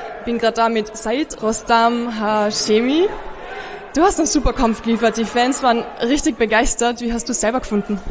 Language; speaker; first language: German; native; German